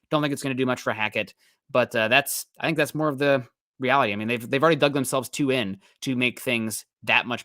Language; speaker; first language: English; native; English